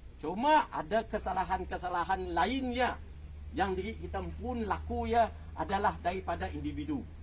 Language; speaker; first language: Malay; native; Malay